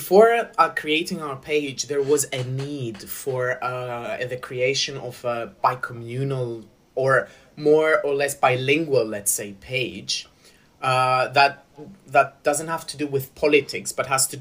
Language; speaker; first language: English; non-native, fluent; Greek